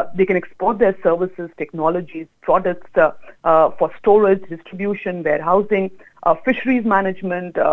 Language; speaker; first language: English; non-native, local second language; Hindi